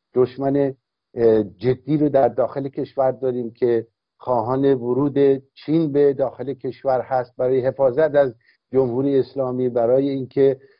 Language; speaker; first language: Persian; native; Persian